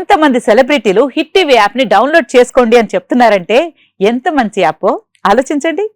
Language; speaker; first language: Telugu; native; Telugu